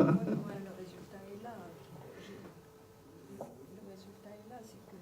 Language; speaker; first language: French; native; French